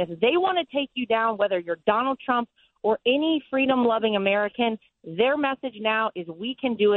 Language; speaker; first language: English; native; English